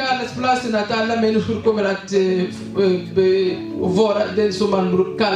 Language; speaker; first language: Swedish; non-native, learner; Swahili